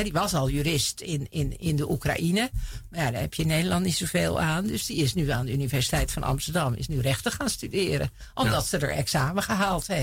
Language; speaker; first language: Dutch; native; Dutch